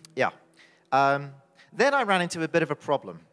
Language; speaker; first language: English; native; English